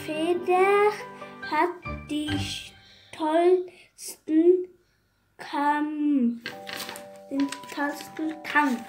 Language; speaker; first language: German; early bilingual, other home language; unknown